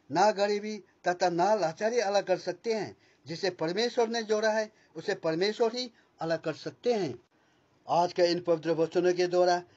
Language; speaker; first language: Hindi; non-native, local second language; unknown